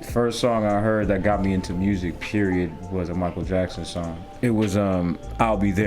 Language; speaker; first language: English; native; English